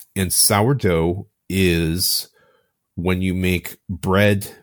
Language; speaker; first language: English; native; English